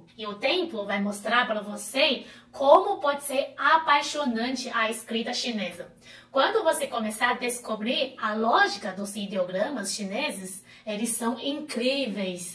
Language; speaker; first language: Portuguese; non-native, fluent; Chinese